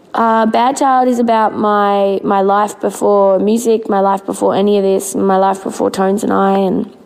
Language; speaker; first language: English; native; English